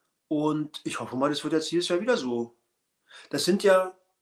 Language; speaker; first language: German; native; German